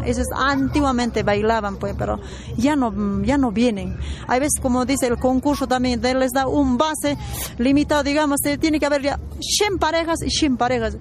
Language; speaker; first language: Spanish; native; Spanish